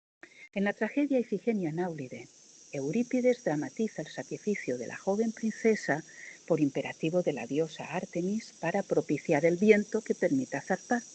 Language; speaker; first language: Spanish; native; Spanish